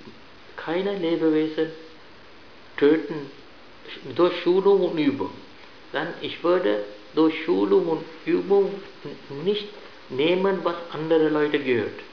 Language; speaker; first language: German; non-native, fluent; Sinhala